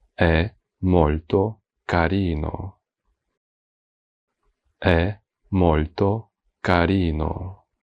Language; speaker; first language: Italian; non-native, fluent; Ukrainian